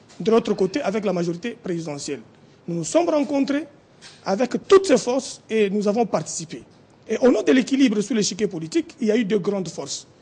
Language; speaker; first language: French; non-native, local second language; Lingala